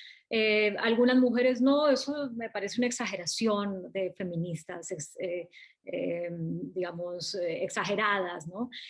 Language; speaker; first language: Spanish; native; Spanish